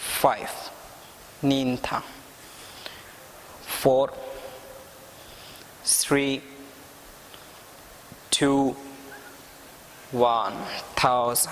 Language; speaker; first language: Vietnamese; non-native, learner; Hindi